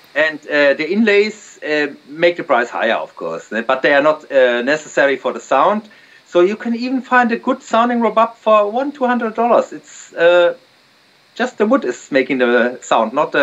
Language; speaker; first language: English; non-native, fluent; German